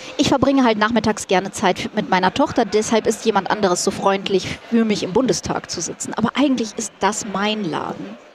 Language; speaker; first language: German; early bilingual, other home language; Russian